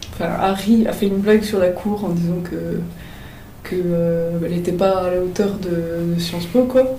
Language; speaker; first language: French; native; French